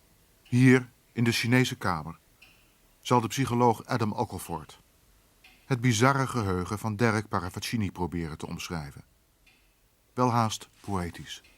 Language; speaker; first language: Dutch; native; Dutch